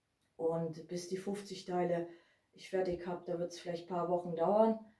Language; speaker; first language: German; non-native, fluent; Hungarian